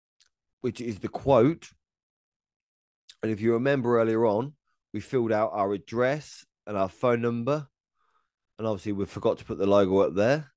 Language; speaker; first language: English; native; English